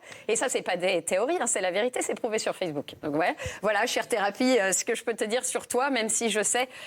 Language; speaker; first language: French; native; French